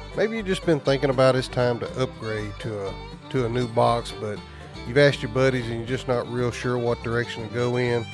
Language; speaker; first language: English; native; English